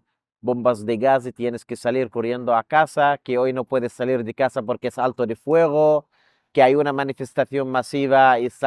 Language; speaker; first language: Spanish; non-native, fluent; Arabic